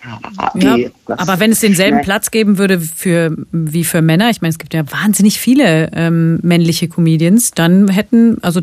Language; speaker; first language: German; native; German